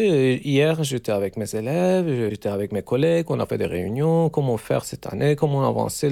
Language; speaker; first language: French; non-native, learner; Turkish